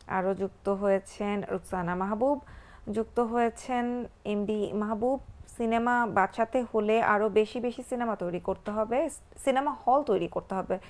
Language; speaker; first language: Bangla; native; Bangla